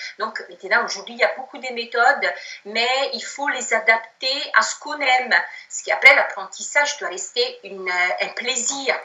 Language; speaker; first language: French; non-native, fluent; Italian